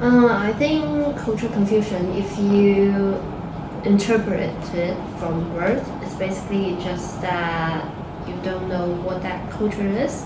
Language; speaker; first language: English; non-native, fluent; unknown